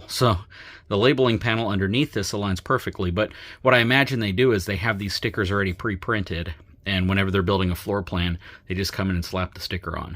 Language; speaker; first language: English; native; English